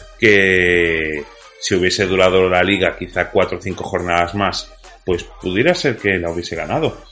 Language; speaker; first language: Spanish; native; Spanish